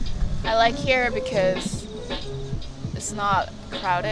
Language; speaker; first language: English; non-native, fluent; Korean